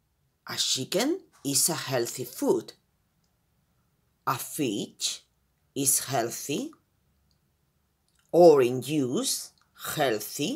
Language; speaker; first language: English; non-native, fluent; Spanish